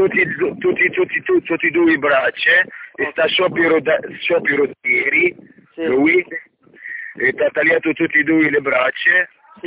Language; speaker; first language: Italian; non-native, learner; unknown